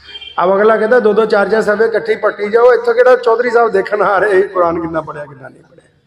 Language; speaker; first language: Urdu; native; Urdu